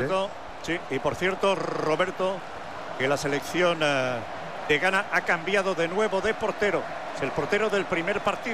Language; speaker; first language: Spanish; native; Spanish